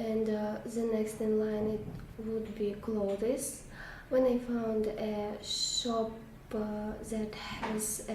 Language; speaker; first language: English; non-native, learner; Russian